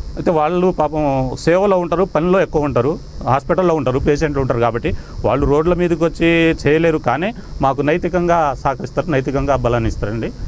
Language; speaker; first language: Telugu; non-native, local second language; Lambadi